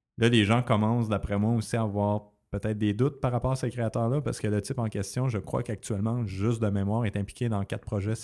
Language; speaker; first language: French; native; French